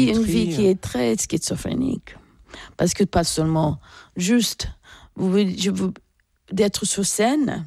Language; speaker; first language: French; non-native, fluent; English